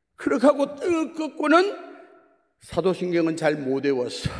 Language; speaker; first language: Korean; native; Korean